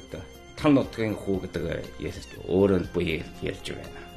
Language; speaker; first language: Mongolian; non-native, local second language; Chinese